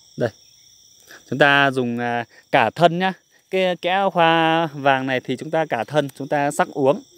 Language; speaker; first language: Vietnamese; non-native, local second language; Iu Mien